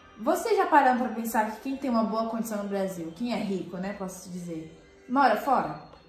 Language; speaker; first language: Portuguese; native; Portuguese